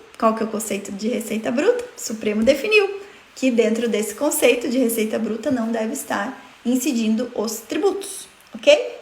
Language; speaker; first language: Portuguese; native; Portuguese